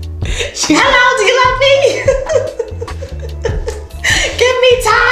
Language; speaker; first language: English; native; English